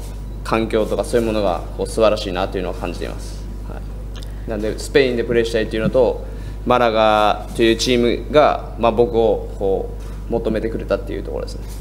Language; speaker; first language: Japanese; native; Japanese